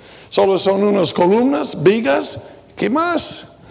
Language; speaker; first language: Spanish; non-native, fluent; English